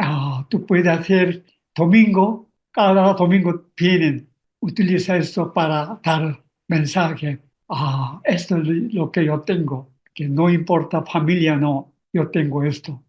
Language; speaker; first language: Spanish; non-native, learner; Korean